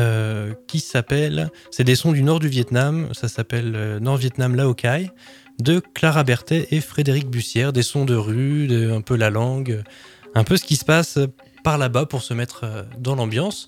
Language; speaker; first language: French; native; French